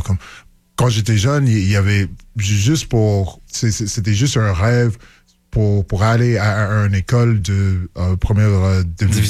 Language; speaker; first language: French; non-native, local second language; English